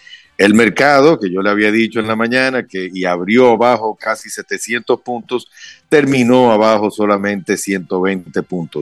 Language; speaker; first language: Spanish; native; Spanish